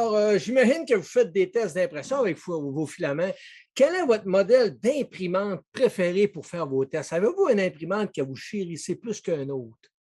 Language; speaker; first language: French; native; French